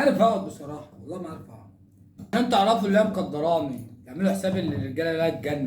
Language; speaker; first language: Arabic; native; Arabic